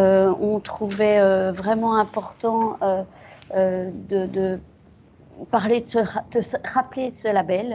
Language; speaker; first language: French; native; French